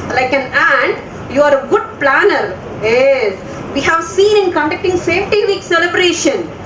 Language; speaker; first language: English; non-native, local second language; Tamil